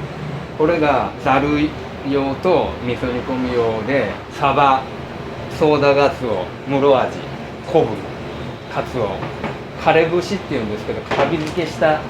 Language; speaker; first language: Japanese; native; Japanese